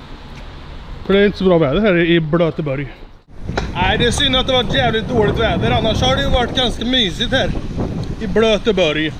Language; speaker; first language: Swedish; native; Swedish